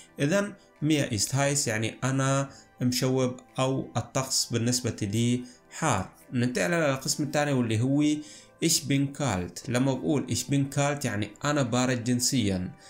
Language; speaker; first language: Arabic; native; Arabic